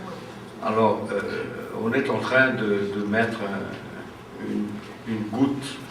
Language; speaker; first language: French; non-native, fluent; Portuguese